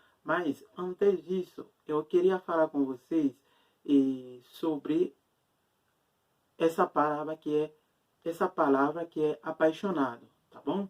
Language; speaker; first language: Portuguese; non-native, fluent; Haitian Creole